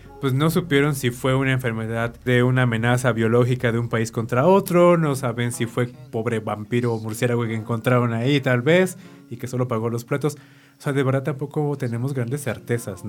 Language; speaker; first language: Spanish; native; Spanish